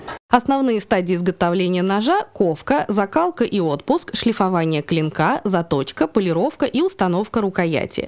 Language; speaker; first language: Russian; native; Russian